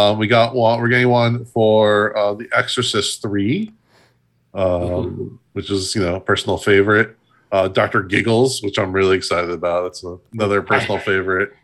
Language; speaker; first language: English; native; English